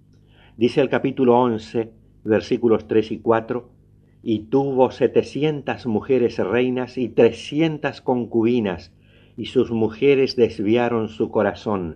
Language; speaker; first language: Spanish; native; Spanish